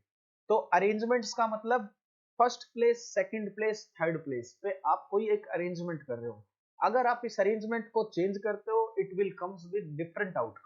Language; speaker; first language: Hindi; native; Hindi